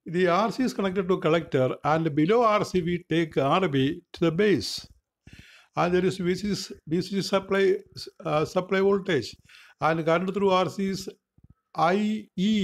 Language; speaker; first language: English; non-native, local second language; Malayalam